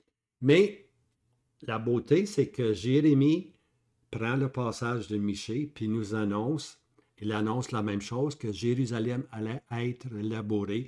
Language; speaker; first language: French; native; French